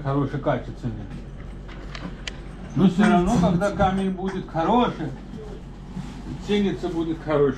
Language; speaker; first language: Russian; non-native, learner; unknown